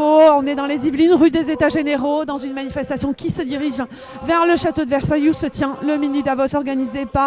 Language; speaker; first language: French; native; French